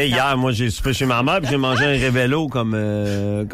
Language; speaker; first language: French; native; French